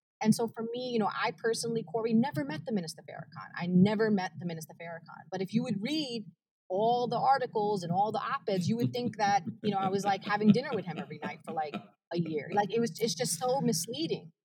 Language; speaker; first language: English; early bilingual, other home language; Arabic